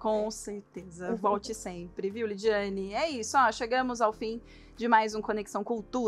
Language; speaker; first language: Portuguese; native; Portuguese